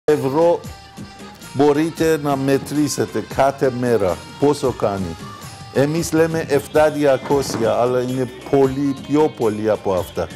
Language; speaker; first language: Greek; non-native, learner; Persian